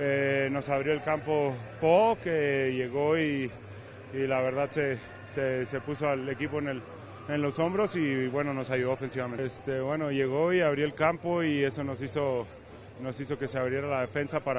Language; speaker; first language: Spanish; native; Spanish